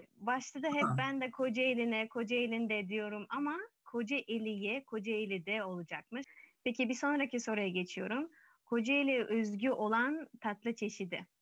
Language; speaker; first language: Turkish; non-native, fluent; Uzbek